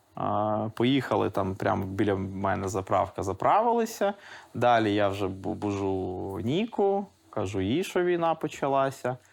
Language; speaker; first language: Ukrainian; native; Ukrainian